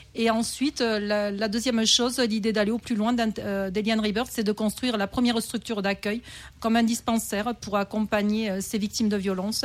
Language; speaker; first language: French; native; French